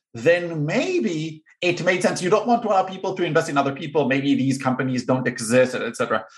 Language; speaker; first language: English; non-native, fluent; Hebrew